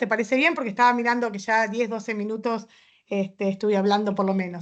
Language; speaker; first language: Spanish; native; Spanish